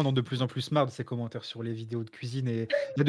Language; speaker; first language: French; native; French